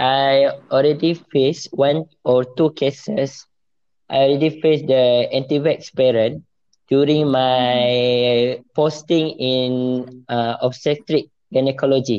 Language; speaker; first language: English; non-native, local second language; Malay